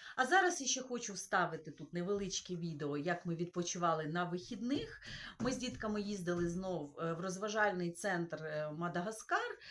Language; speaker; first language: Ukrainian; non-native, local second language; Russian